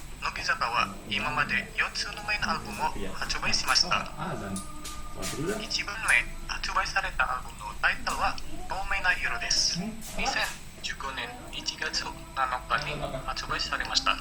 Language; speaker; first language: Japanese; non-native, learner; Indonesian